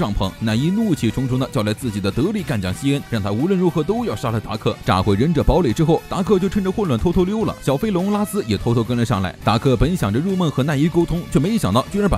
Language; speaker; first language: Chinese; native; Chinese